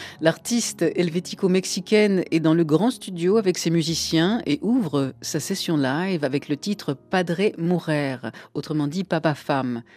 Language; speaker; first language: French; native; French